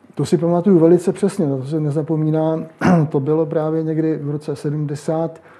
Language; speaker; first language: Czech; native; Czech